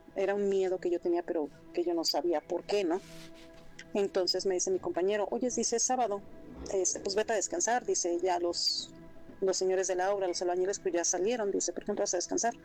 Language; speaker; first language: Spanish; native; Spanish